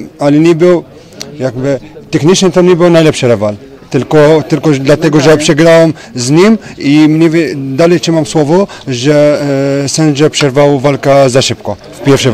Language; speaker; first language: Polish; non-native, fluent; French